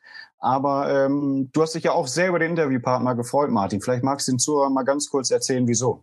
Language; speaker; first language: German; native; German